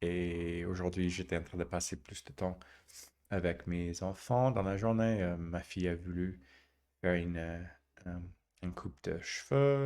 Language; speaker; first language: French; non-native, learner; English